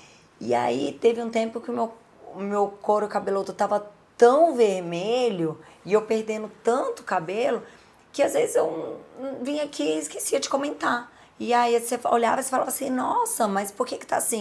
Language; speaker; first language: Portuguese; native; Portuguese